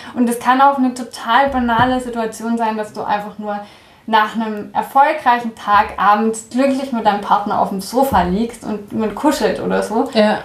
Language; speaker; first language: German; early bilingual, heritage; German